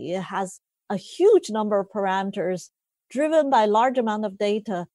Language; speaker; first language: English; non-native, fluent; Chinese